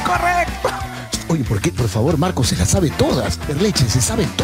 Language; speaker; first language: Spanish; native; Spanish